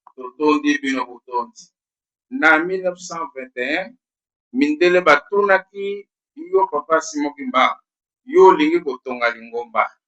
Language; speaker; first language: Lingala; non-native, local second language; Kongo